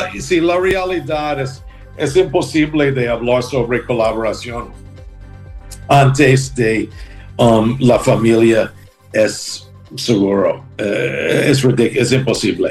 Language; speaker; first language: Spanish; non-native, learner; English